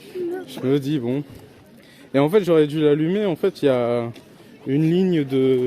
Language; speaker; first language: French; native; French